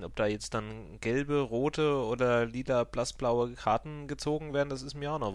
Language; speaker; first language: German; native; German